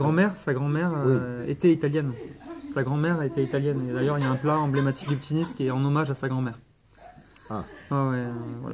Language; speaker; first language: French; native; French